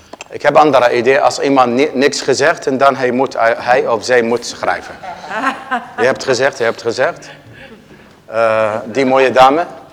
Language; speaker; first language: Dutch; non-native, learner; Arabic